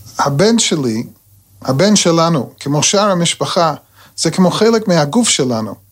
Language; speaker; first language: Hebrew; non-native, fluent; English